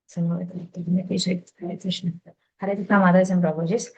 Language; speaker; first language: English; non-native, local second language; Telugu